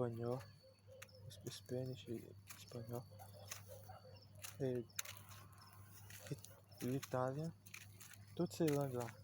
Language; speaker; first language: French; non-native, learner; Portuguese